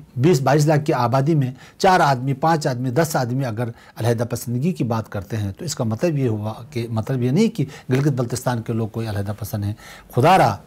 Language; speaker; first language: Urdu; non-native, local second language; Shina